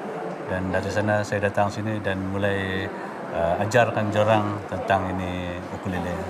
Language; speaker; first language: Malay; non-native, local second language; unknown